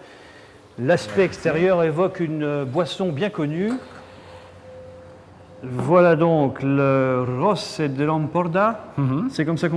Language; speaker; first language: French; native; French